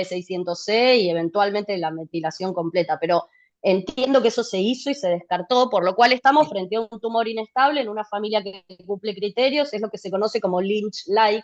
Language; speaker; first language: Spanish; native; Spanish